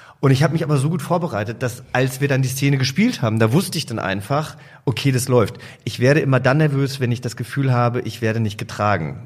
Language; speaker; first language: German; native; German